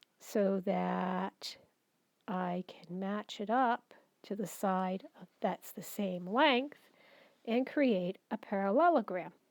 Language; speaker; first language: English; native; English